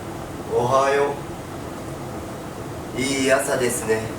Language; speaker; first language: Japanese; native; Japanese